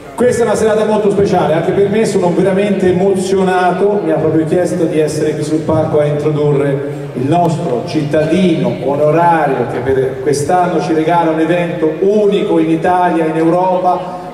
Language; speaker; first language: Italian; native; Italian